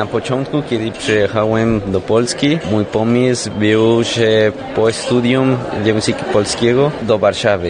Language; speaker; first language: Polish; non-native, learner; Spanish